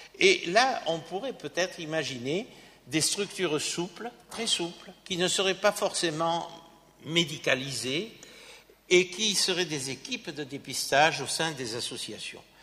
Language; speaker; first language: French; native; French